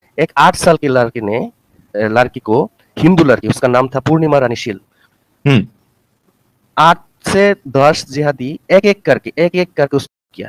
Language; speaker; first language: Hindi; non-native, fluent; Bangla